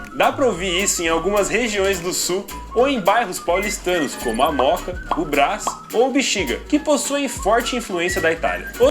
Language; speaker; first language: Portuguese; native; Portuguese